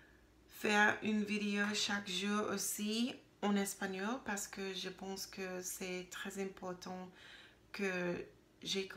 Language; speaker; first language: French; non-native, learner; English